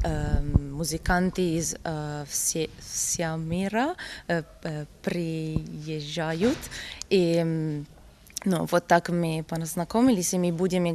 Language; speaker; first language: Russian; non-native, fluent; Italian